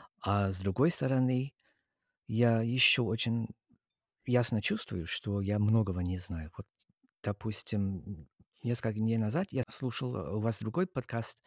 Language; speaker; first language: Russian; non-native, fluent; English